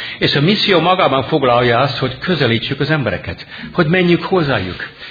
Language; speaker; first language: Hungarian; non-native, fluent; English